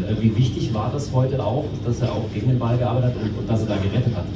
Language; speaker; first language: German; native; German